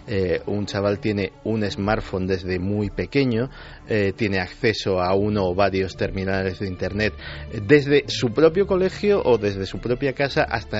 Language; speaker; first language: Spanish; native; Spanish